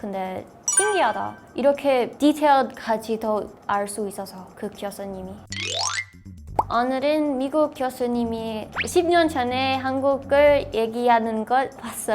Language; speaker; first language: Korean; non-native, learner; English